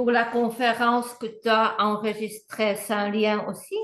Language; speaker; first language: French; non-native, fluent; Czech